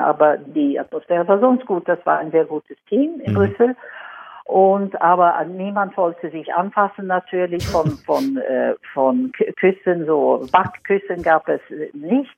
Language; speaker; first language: German; non-native, fluent; Swedish